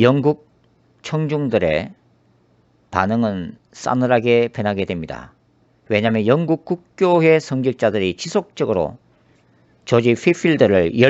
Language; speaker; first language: Korean; native; Korean